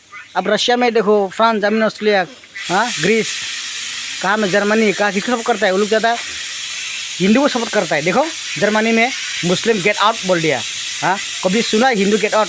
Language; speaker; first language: Hindi; non-native, local second language; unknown